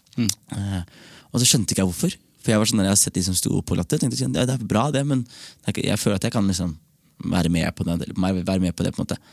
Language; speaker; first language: Norwegian; early bilingual, other home language; Somali